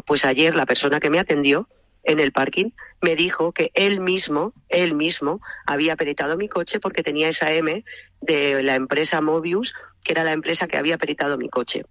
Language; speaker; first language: Spanish; native; Spanish